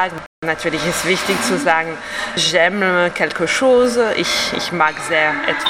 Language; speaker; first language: German; non-native, fluent; French